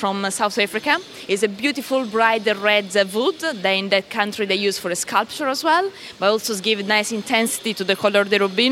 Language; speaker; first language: English; non-native, fluent; Italian